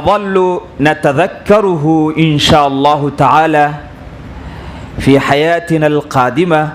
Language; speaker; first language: Arabic; non-native, fluent; Urdu